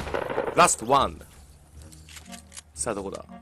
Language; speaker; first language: Japanese; native; Japanese